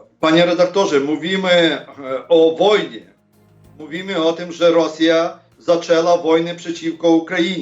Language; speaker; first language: Polish; non-native, fluent; Ukrainian